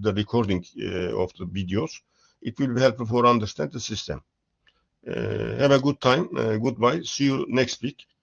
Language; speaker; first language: English; non-native, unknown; Turkish